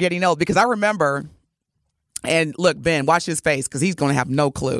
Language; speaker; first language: English; native; English